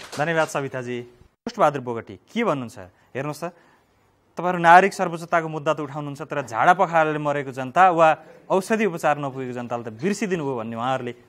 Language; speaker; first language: Nepali; native; Nepali